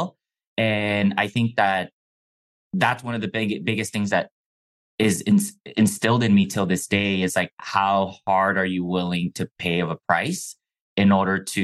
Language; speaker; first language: English; non-native, fluent; Chinese